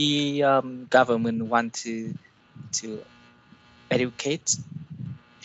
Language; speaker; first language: English; non-native, learner; Vietnamese